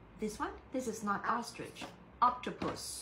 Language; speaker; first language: English; non-native, fluent; Thai